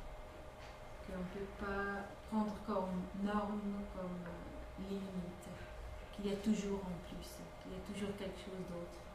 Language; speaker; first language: French; non-native, fluent; English